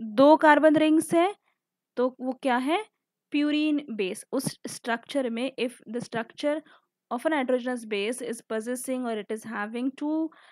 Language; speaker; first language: Hindi; native; Hindi